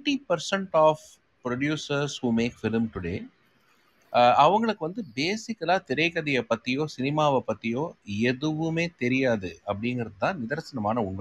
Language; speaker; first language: Tamil; native; Tamil